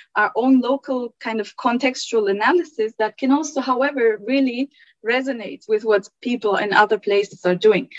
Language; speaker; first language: English; early bilingual, other home language; German